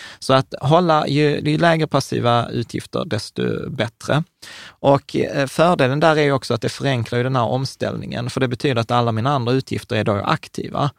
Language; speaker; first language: Swedish; early bilingual, other home language; Czech